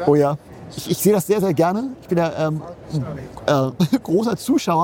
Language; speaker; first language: German; native; German